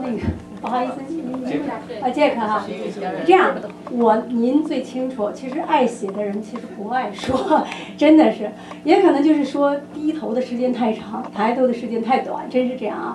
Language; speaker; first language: Chinese; native; Chinese